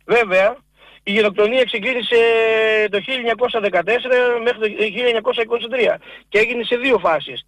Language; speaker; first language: Greek; native; Greek